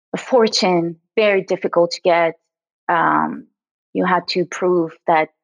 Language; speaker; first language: English; early bilingual, other home language; French